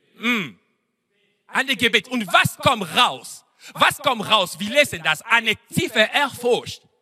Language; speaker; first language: German; non-native, fluent; French